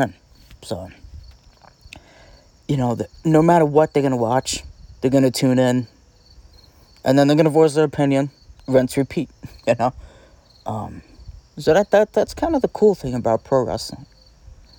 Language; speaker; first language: English; native; English